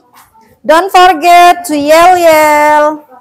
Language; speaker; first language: English; non-native, learner; Indonesian